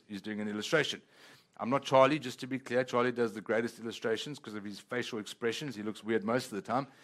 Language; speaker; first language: English; non-native, local second language; Italian